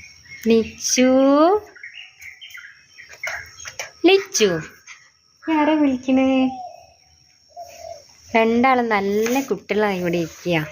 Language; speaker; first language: Malayalam; native; Malayalam